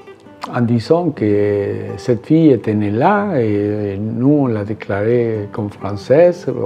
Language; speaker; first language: French; non-native, fluent; Spanish